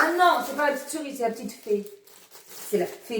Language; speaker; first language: French; native; French